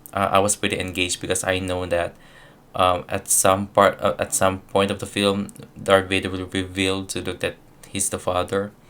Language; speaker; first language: English; non-native, local second language; Filipino